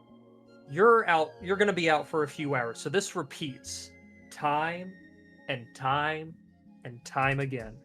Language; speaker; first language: English; native; English